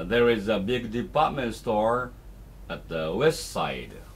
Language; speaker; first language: English; non-native, fluent; Japanese